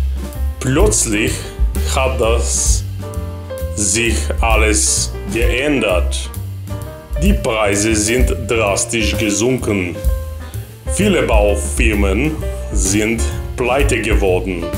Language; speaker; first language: German; non-native, fluent; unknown